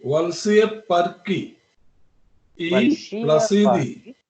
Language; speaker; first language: Russian; non-native, learner; Hindi